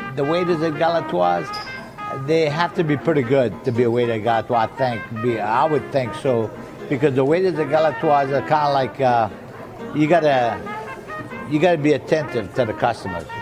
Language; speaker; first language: English; early bilingual, other home language; French